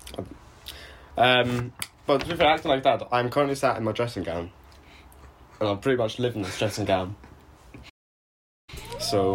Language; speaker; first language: English; native; English